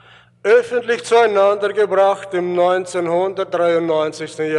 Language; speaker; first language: German; early bilingual, heritage; German